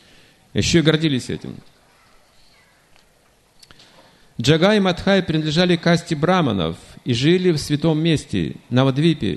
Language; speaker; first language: Russian; native; Russian